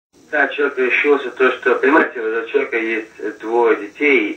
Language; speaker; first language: Russian; non-native, fluent; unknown